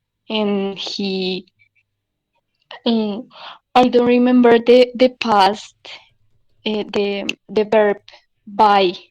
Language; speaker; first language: English; non-native, learner; Spanish